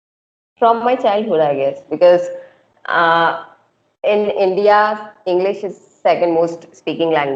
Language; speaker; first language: English; non-native, local second language; Hindi